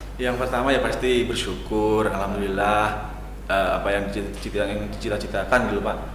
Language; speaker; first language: Indonesian; non-native, local second language; Madurese